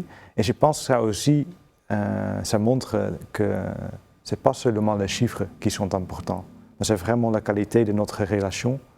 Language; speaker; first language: French; non-native, fluent; Dutch